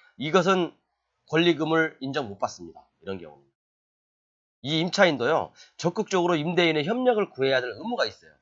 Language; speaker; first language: Korean; native; Korean